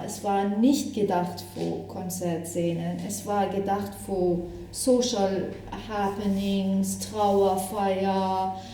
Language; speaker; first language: German; non-native, fluent; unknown